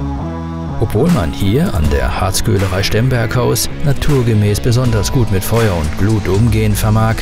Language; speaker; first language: German; native; German